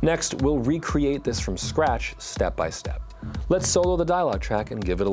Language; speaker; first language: English; native; English